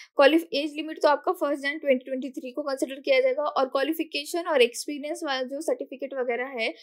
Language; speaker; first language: Hindi; non-native, local second language; Marathi